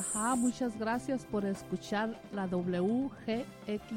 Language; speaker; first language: Spanish; native; Spanish